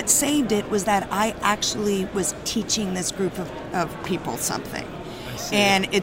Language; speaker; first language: English; native; English